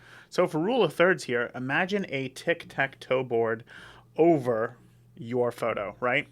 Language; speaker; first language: English; native; English